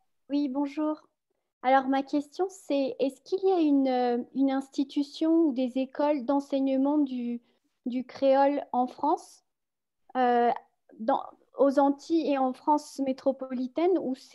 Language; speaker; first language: French; non-native, fluent; Spanish